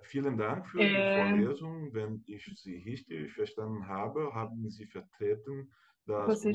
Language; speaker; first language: German; non-native, fluent; Portuguese